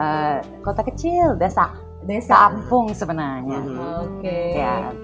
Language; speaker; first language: Indonesian; non-native, fluent; Dutch